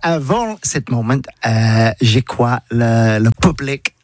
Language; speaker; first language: French; non-native, learner; English